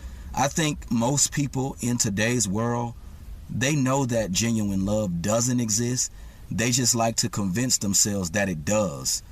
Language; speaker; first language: English; native; English